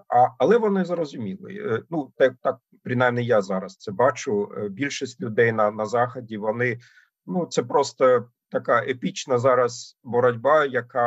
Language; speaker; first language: Ukrainian; non-native, fluent; German